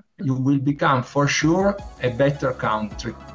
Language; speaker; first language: English; non-native, learner; Italian